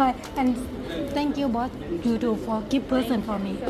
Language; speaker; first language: English; non-native, learner; Thai